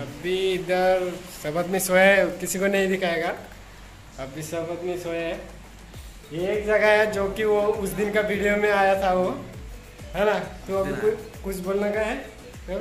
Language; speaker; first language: Hindi; non-native, local second language; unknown